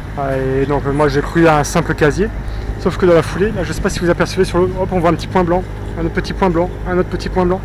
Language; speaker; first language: French; native; French